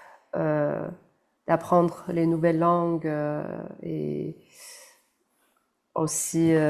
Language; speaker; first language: French; non-native, fluent; Chinese